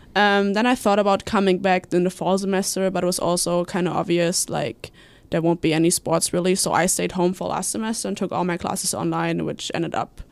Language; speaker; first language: English; non-native, fluent; German